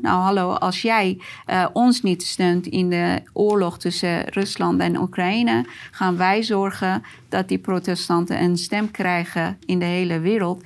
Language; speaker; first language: Dutch; non-native, fluent; Persian